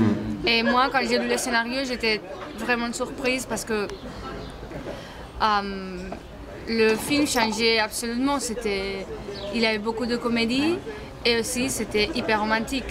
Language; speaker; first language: French; non-native, fluent; Spanish